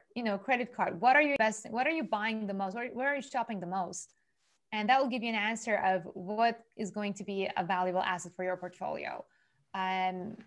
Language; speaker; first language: English; non-native, fluent; Persian